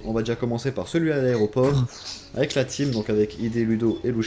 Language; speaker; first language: French; native; French